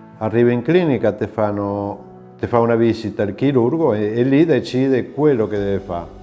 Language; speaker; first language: Italian; non-native, fluent; Spanish